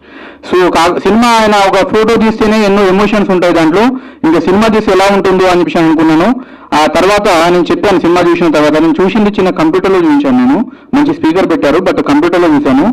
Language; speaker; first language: Telugu; native; Telugu